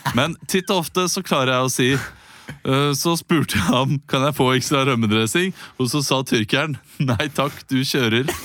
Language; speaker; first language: Norwegian; native; Norwegian